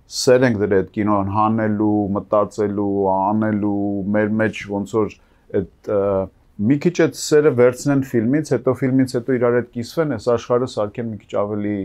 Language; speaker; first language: Armenian; native; Armenian